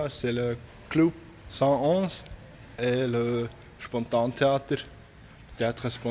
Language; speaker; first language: French; non-native, local second language; German